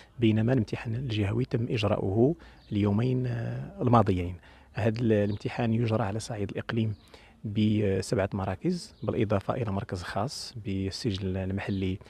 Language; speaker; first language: Arabic; native; Arabic